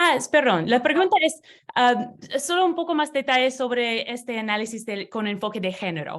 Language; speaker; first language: Spanish; non-native, learner; English